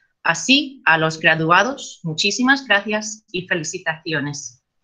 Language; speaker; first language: Spanish; non-native, fluent; English